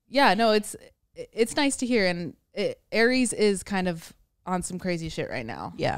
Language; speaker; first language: English; native; English